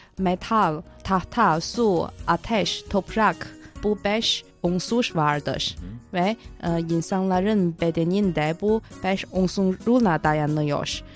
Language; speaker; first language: Turkish; non-native, fluent; Chinese